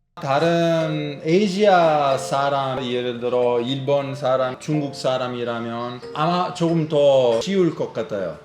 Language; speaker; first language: Korean; non-native, learner; Italian